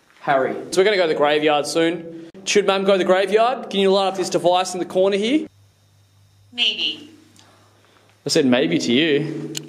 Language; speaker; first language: English; native; English